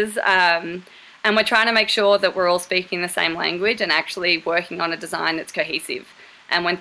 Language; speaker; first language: English; native; English